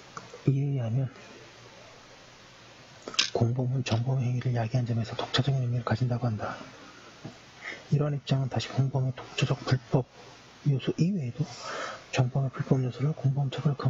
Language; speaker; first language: Korean; native; Korean